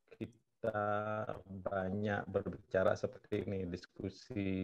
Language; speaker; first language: Indonesian; non-native, local second language; Balinese